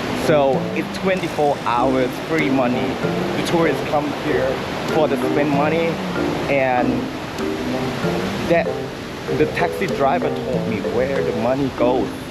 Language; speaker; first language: English; non-native, fluent; Japanese